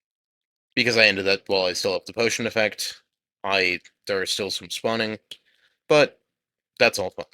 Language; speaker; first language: English; native; English